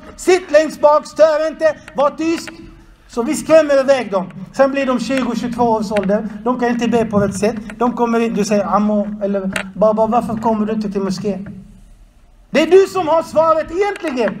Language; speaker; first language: Swedish; non-native, fluent; Arabic